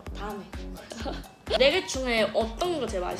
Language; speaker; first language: Korean; non-native, learner; Chinese